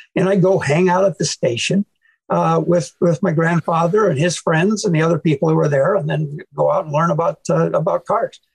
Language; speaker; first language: English; native; English